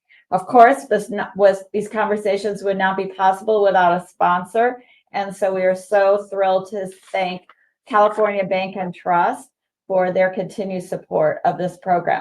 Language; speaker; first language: English; native; English